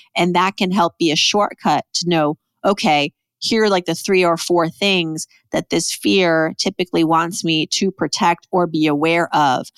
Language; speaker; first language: English; early bilingual, other home language; Persian